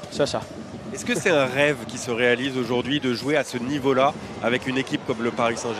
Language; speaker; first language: French; native; French